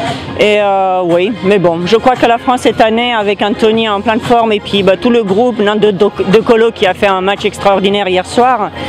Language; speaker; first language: French; native; French